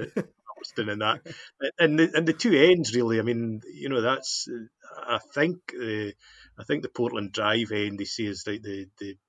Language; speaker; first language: English; native; English